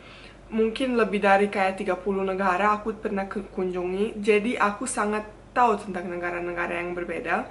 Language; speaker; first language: Indonesian; non-native, fluent; Bosnian